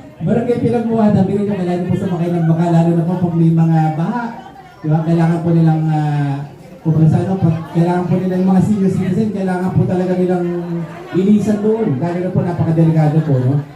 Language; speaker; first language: Filipino; native; Filipino